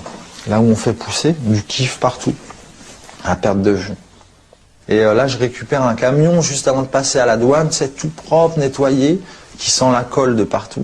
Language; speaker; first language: French; native; French